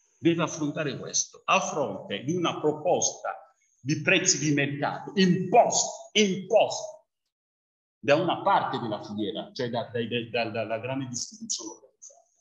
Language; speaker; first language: Italian; non-native, fluent; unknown